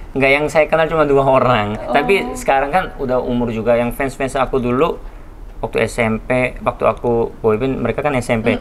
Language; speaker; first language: Indonesian; non-native, fluent; Korean